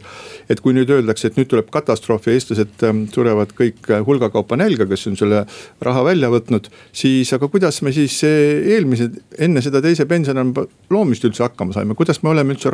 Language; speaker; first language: Estonian; native; Estonian